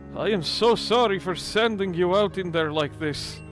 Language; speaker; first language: English; native; English